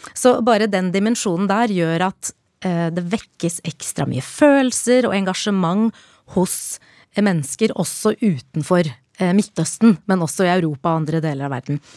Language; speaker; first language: Norwegian; early bilingual, other home language; Arabic